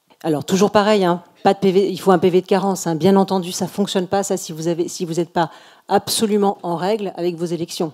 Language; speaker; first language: French; native; French